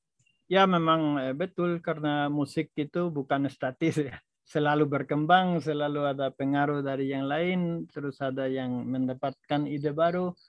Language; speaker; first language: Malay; non-native, fluent; Spanish